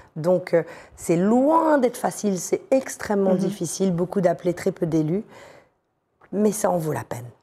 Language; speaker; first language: French; native; French